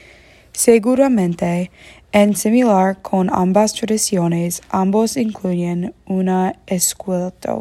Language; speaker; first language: Spanish; non-native, learner; English